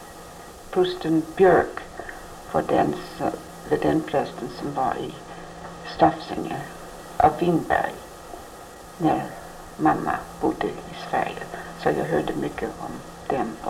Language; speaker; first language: Swedish; early bilingual, heritage; Swedish